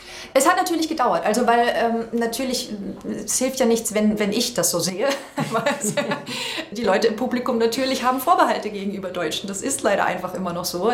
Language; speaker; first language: German; native; German